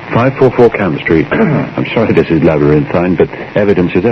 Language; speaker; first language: English; native; English